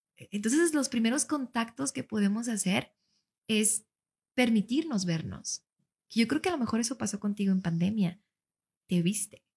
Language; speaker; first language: Spanish; native; Spanish